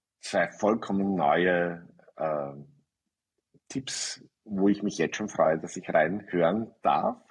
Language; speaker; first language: German; native; German